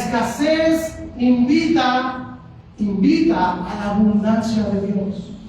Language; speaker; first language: Spanish; native; Spanish